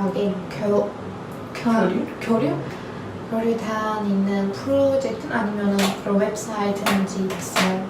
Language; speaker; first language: Korean; non-native, learner; Turkish